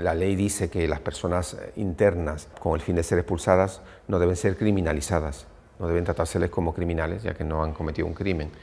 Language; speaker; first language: Spanish; native; Spanish